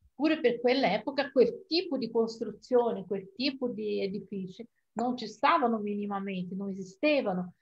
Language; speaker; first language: Italian; non-native, fluent; Portuguese